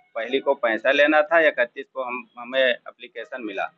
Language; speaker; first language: Hindi; native; Hindi